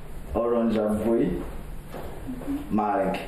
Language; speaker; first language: Russian; non-native, learner; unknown